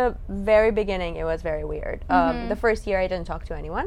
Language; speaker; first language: English; non-native, fluent; Russian